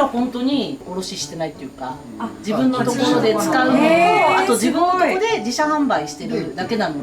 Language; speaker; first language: Japanese; native; Japanese